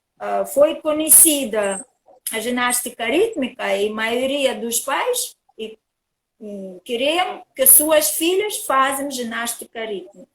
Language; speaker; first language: Portuguese; non-native, learner; Russian